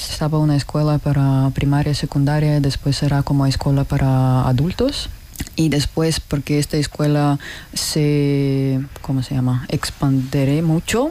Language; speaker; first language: Spanish; non-native, fluent; Russian